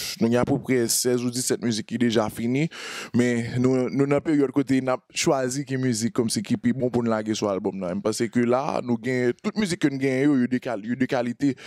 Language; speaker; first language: French; non-native, local second language; Haitian Creole